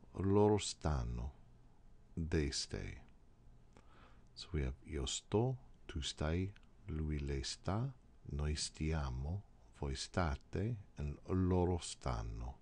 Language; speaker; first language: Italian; non-native, fluent; English